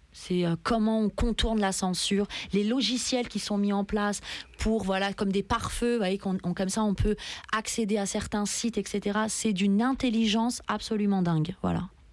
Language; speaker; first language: French; early bilingual, other home language; Persian